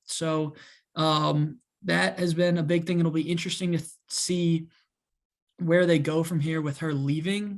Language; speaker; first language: English; native; English